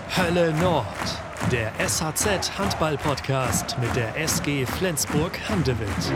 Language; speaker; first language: German; native; German